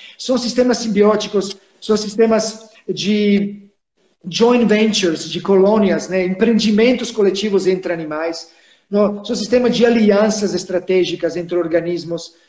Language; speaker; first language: Portuguese; non-native, fluent; Serbian